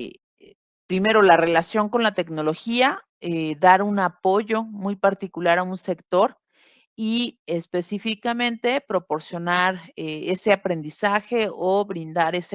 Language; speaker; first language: Spanish; native; Spanish